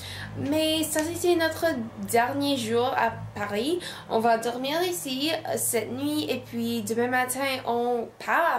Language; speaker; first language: French; non-native, learner; English